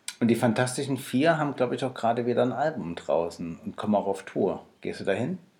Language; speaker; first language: German; native; German